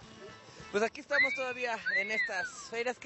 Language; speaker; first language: Spanish; native; Spanish